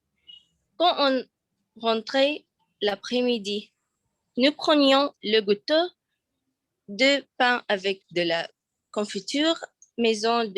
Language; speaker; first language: French; non-native, learner; Arabic